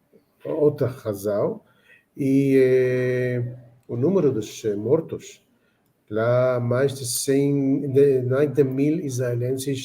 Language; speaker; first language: Portuguese; non-native, fluent; Hebrew